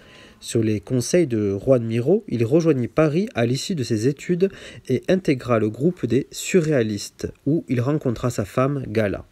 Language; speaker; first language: French; native; French